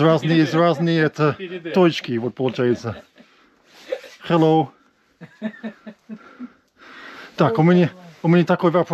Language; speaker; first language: Russian; non-native, learner; English